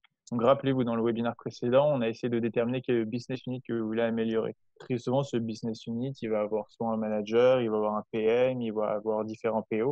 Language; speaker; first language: French; native; French